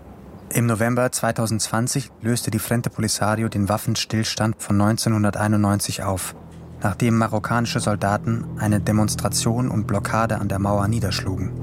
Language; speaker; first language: German; native; German